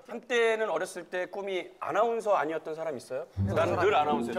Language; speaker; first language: Korean; native; Korean